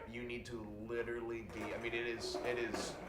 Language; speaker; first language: English; native; English